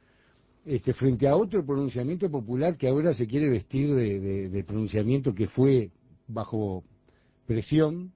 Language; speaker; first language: Spanish; native; Spanish